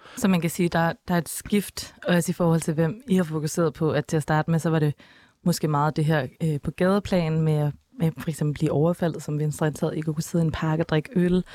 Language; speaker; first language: Danish; native; Danish